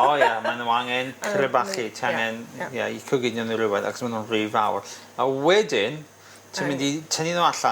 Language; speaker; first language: Welsh; native; Welsh